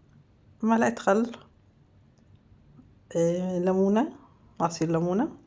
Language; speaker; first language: Arabic; native; Arabic